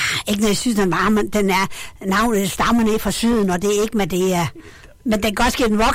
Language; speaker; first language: Danish; native; Danish